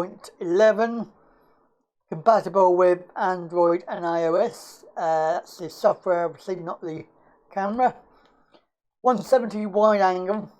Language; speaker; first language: English; native; English